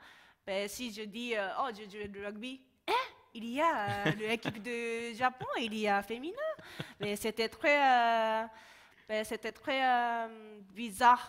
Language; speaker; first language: French; non-native, learner; Japanese